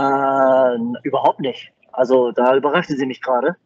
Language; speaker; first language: German; native; German